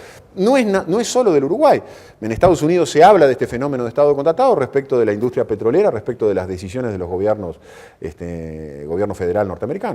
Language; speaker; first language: Spanish; native; Spanish